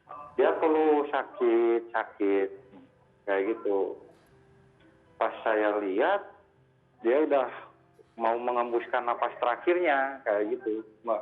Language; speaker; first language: Indonesian; native; Indonesian